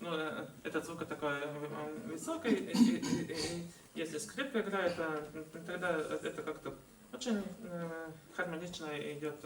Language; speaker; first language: Russian; non-native, local second language; Latvian